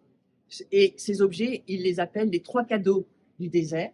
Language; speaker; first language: French; native; French